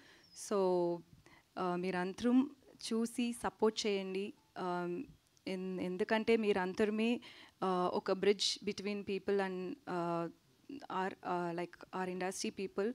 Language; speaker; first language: Telugu; non-native, local second language; Tamil